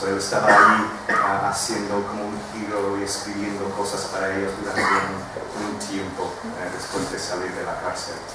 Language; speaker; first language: Spanish; non-native, fluent; English